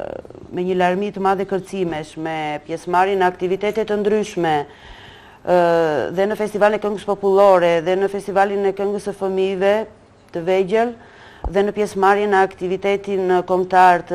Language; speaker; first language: Albanian; native; Albanian